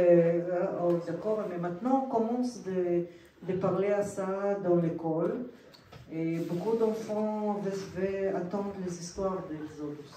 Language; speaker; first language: French; early bilingual, heritage; Hebrew